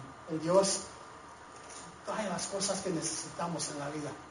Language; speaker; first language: Spanish; non-native, learner; English